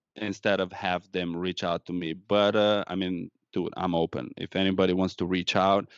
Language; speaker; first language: English; non-native, fluent; Romanian